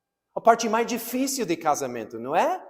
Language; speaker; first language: Portuguese; non-native, fluent; English